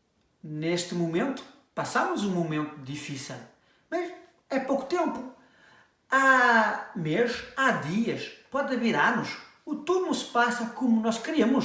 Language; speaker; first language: Portuguese; early bilingual, heritage; French